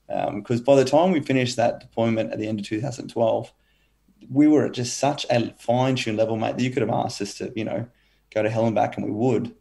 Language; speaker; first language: English; native; English